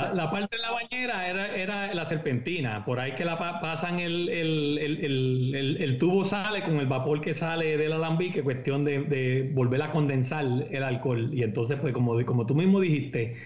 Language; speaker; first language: Spanish; native; Spanish